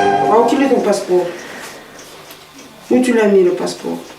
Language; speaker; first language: French; early bilingual, heritage; Russian